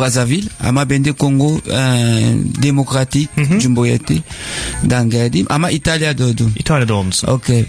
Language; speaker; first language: Turkish; non-native, learner; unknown